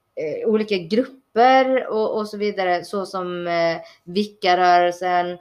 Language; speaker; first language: Swedish; early bilingual, other home language; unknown